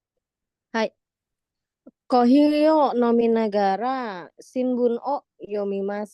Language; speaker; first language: Japanese; non-native, learner; Indonesian